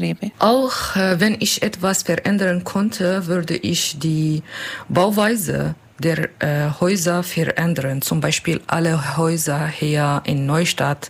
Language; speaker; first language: German; non-native, learner; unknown